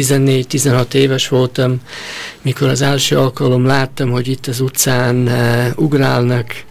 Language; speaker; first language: Hungarian; early bilingual, heritage; Hungarian